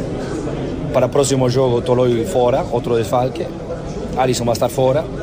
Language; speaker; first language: Portuguese; non-native, fluent; Spanish